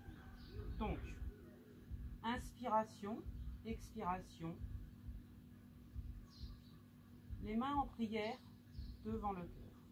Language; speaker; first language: French; native; French